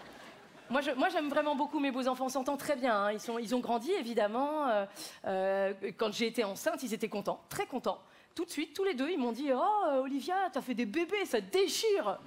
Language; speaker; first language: French; native; French